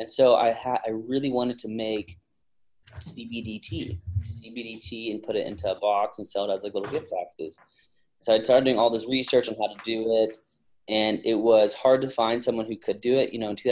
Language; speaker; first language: English; native; English